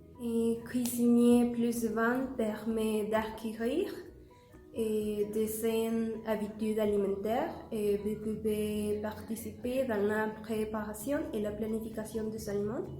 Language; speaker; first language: French; non-native, learner; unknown